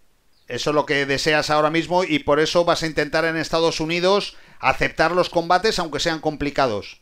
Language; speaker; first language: Spanish; native; Spanish